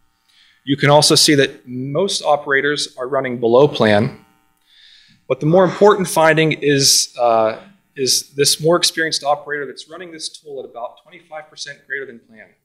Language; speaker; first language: English; native; English